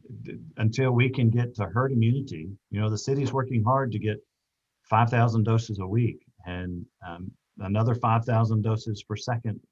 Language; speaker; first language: English; native; English